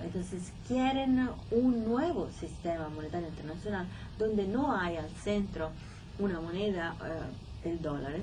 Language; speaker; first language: Spanish; non-native, fluent; Italian